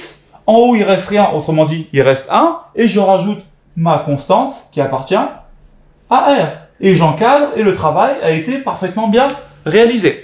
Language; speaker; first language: French; native; French